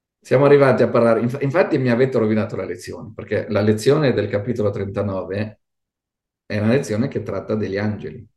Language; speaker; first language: Italian; non-native, fluent; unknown